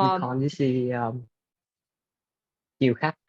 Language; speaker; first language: English; non-native, learner; Vietnamese